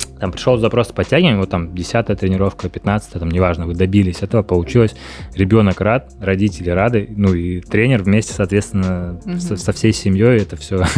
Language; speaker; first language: Russian; native; Russian